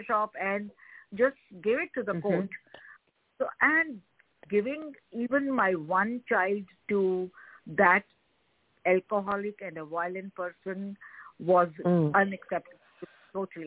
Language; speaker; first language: English; non-native, local second language; Hindi